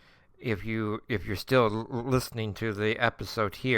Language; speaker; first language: English; native; English